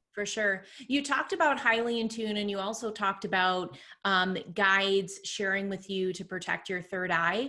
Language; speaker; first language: English; native; English